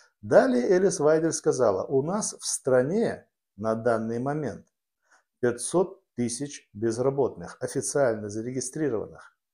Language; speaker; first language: Russian; native; Russian